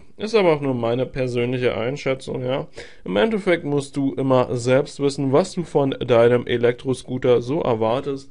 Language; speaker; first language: German; native; German